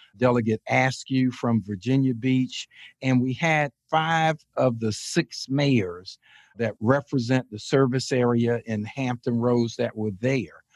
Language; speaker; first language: English; native; English